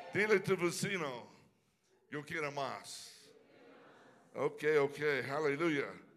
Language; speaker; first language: Spanish; non-native, learner; English